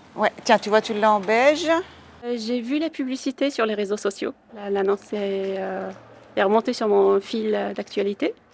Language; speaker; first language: French; native; French